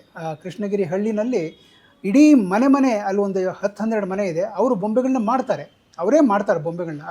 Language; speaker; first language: Kannada; native; Kannada